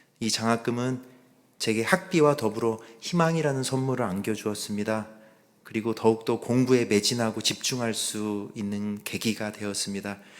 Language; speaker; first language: Korean; native; Korean